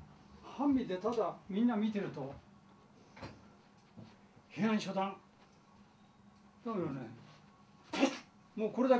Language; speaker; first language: Japanese; native; Japanese